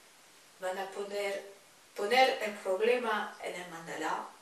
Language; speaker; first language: Spanish; non-native, fluent; French